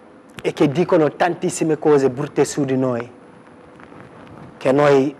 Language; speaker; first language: Italian; non-native, fluent; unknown